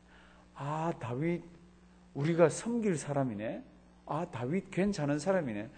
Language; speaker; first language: Korean; native; Korean